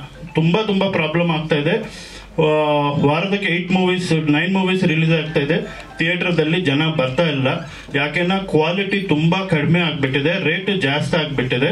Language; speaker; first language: Kannada; non-native, local second language; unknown